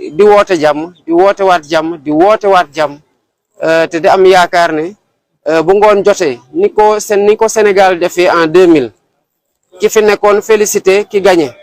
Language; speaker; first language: Wolof; non-native, local second language; Serer